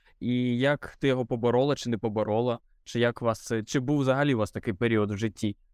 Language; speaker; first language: Ukrainian; non-native, local second language; Russian